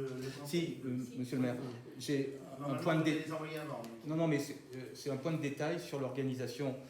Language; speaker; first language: French; native; French